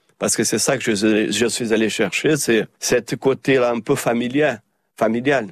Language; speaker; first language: French; early bilingual, heritage; Portuguese